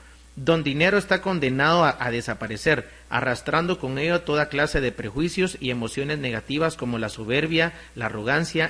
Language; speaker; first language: Spanish; native; Spanish